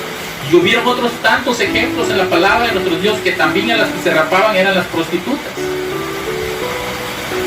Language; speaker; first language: Spanish; native; Spanish